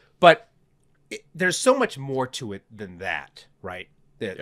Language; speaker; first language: English; native; English